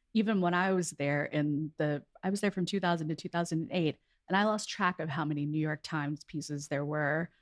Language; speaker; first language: English; native; English